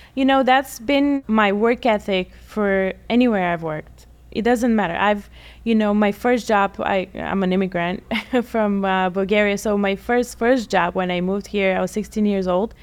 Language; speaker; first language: English; non-native, fluent; Bulgarian